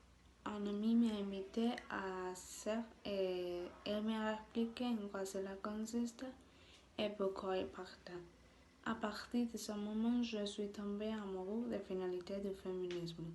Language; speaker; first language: French; non-native, learner; Spanish